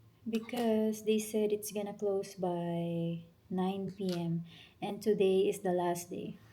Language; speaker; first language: English; non-native, local second language; Filipino